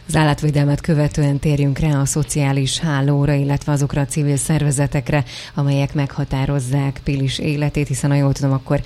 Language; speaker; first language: Hungarian; native; Hungarian